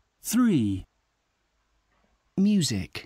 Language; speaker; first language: English; non-native, learner; Portuguese